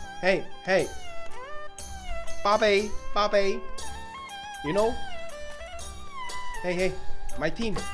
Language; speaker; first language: English; non-native, learner; Korean